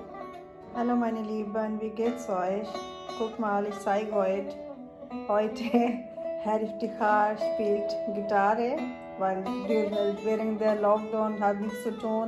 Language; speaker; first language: German; non-native, learner; Urdu